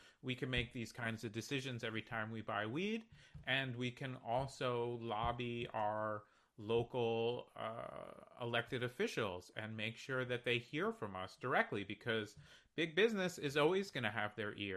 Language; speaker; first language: English; native; English